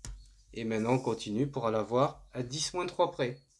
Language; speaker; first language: French; native; French